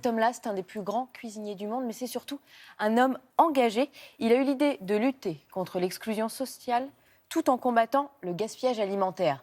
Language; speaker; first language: French; native; French